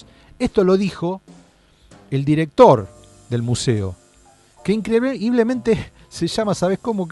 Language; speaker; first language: Spanish; native; Spanish